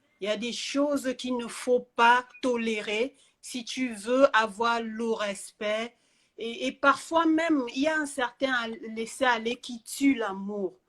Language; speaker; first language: French; native; French